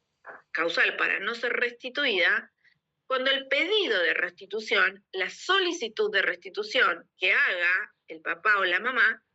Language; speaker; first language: Spanish; native; Spanish